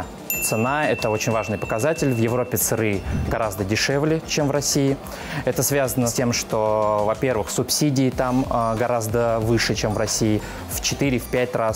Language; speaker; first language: Russian; native; Russian